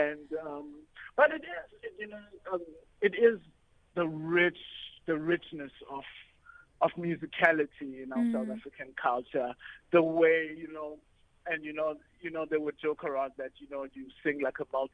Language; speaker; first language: English; non-native, local second language; Xhosa